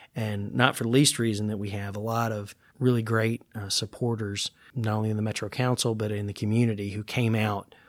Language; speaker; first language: English; native; English